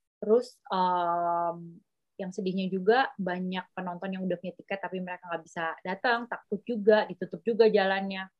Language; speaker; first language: Indonesian; native; Indonesian